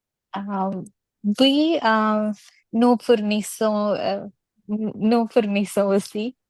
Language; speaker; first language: French; non-native, learner; Punjabi